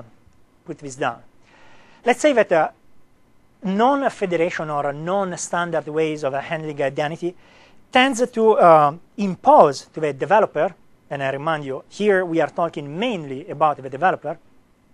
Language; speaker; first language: English; non-native, fluent; Italian